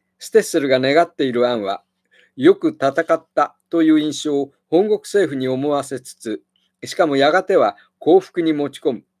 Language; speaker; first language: Japanese; native; Japanese